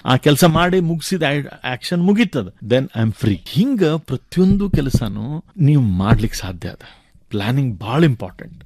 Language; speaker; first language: Kannada; native; Kannada